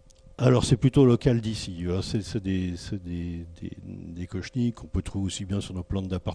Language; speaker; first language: French; native; French